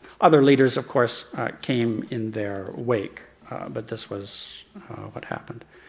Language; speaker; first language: English; native; English